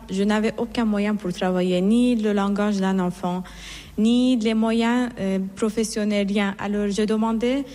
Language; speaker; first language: French; non-native, fluent; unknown